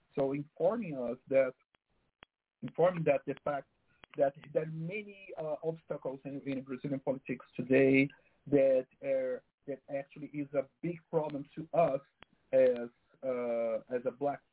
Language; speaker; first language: English; non-native, fluent; Portuguese